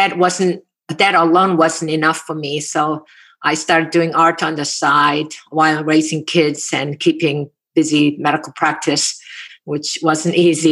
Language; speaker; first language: English; non-native, fluent; Korean